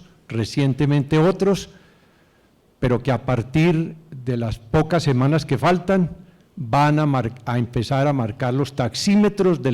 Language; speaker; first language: Spanish; native; Spanish